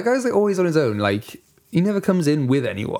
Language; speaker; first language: English; native; English